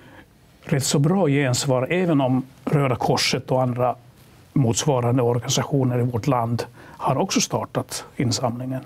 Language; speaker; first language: Swedish; non-native, local second language; Finnish